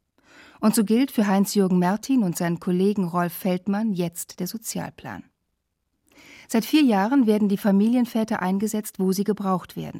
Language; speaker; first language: German; native; German